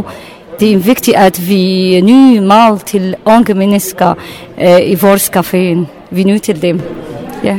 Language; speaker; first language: Danish; non-native, learner; Arabic